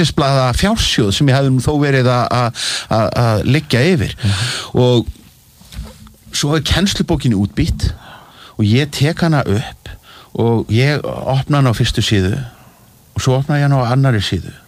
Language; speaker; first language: Icelandic; native; Icelandic